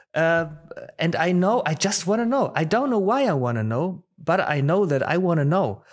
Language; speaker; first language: English; non-native, fluent; Polish